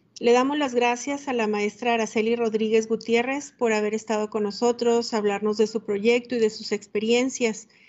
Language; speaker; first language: Spanish; native; Spanish